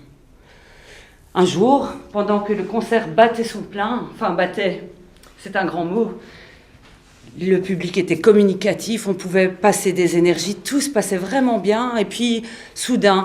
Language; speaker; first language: French; native; French